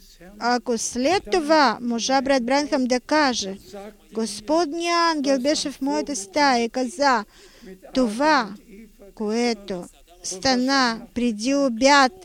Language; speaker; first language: Bulgarian; non-native, fluent; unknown